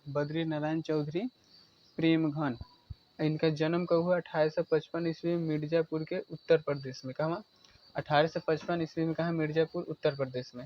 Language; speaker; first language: Hindi; native; Hindi